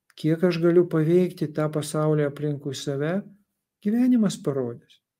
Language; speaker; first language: Lithuanian; non-native, local second language; Russian